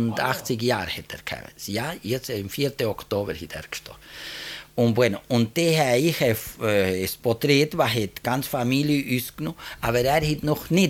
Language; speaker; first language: German; early bilingual, heritage; German